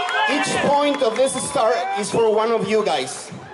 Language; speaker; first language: English; non-native, fluent; Spanish